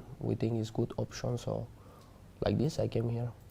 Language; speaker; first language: English; non-native, learner; Spanish